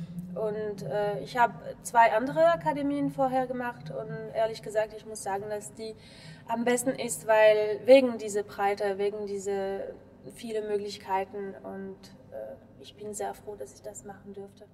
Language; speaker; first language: German; non-native, fluent; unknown